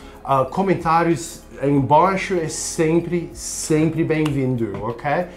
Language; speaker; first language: Portuguese; non-native, learner; English